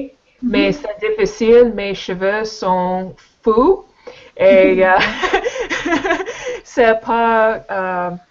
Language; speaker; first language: French; non-native, learner; English